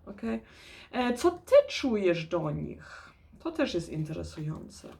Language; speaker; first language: Polish; early bilingual, heritage; Polish